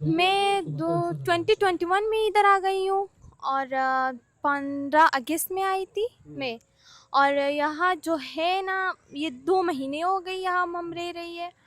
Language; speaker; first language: Urdu; non-native, learner; Persian